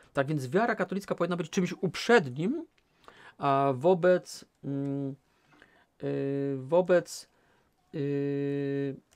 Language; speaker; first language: Polish; native; Polish